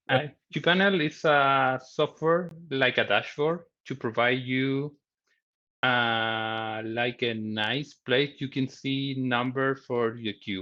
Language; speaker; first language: English; non-native, learner; Spanish